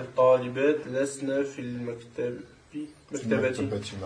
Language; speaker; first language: Arabic; non-native, learner; French